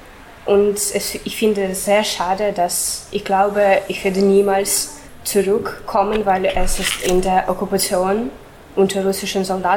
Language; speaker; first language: German; non-native, fluent; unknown